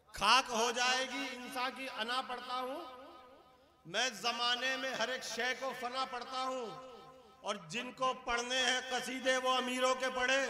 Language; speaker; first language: Urdu; native; Urdu